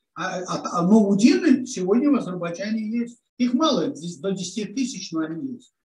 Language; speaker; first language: Russian; non-native, local second language; Azerbaijani